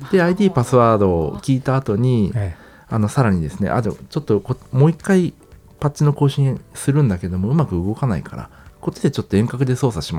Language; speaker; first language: Japanese; native; Japanese